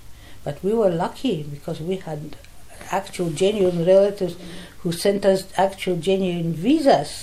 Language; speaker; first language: English; non-native, fluent; Polish